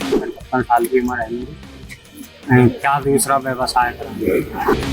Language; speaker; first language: Hindi; native; Hindi